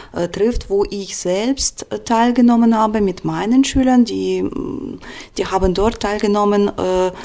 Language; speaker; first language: German; non-native, fluent; Russian